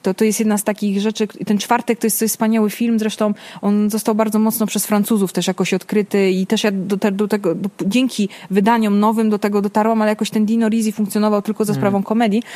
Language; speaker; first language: Polish; early bilingual, other home language; Italian